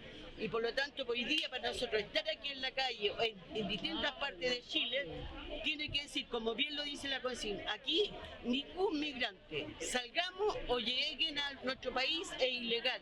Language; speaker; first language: Spanish; native; Spanish